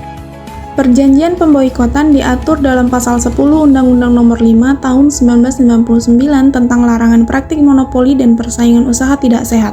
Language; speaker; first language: Indonesian; native; Indonesian